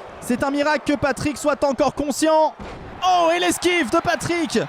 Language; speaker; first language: French; native; French